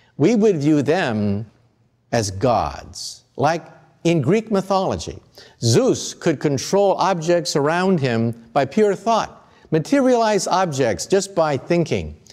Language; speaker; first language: English; native; English